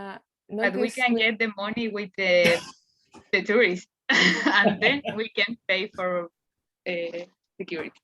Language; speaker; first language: English; non-native, learner; Spanish